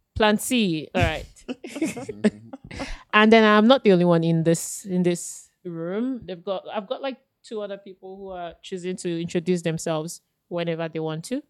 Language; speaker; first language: English; non-native, local second language; Yoruba